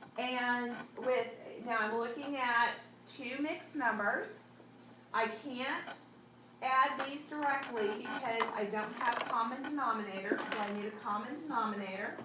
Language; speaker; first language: English; native; English